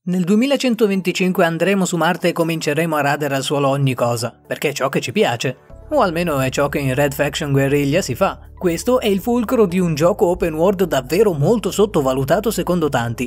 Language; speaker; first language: Italian; native; Italian